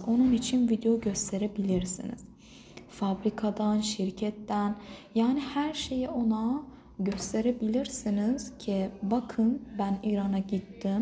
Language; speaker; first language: Turkish; non-native, fluent; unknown